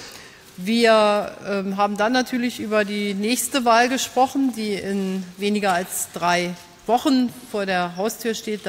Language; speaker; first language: German; native; German